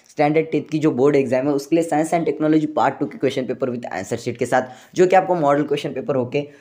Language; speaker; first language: Hindi; non-native, local second language; Marathi